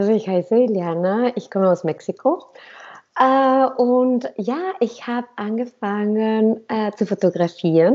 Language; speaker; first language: German; non-native, fluent; Spanish